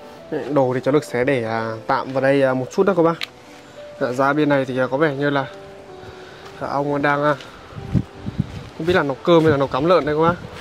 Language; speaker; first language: Vietnamese; native; Vietnamese